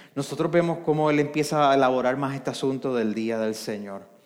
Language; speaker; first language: Spanish; native; Spanish